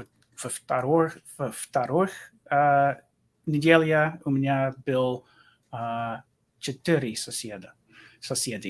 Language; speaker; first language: Russian; non-native, learner; English